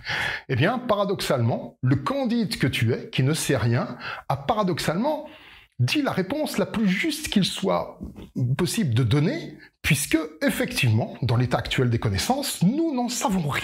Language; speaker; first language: French; native; French